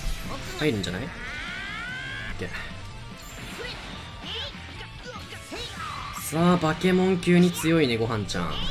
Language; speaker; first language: Japanese; native; Japanese